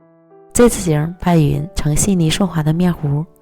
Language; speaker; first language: Chinese; native; Chinese